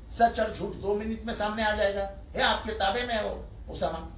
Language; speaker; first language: Hindi; non-native, local second language; Marathi